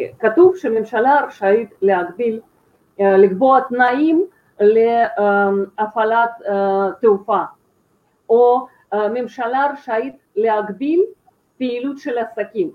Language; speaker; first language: Hebrew; non-native, fluent; Russian